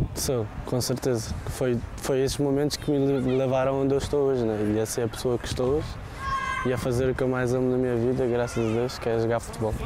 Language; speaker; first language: Portuguese; native; Portuguese